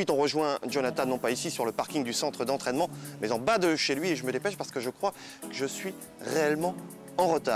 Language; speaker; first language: French; native; French